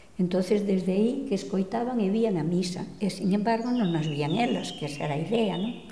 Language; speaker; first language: Spanish; non-native, local second language; Galician